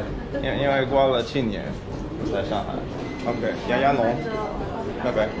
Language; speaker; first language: Chinese; non-native, fluent; English